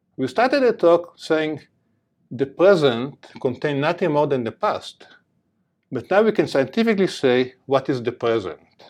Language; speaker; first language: English; non-native, fluent; Hebrew